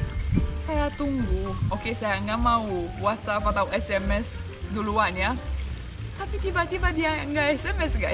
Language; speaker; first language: Indonesian; non-native, fluent; Romanian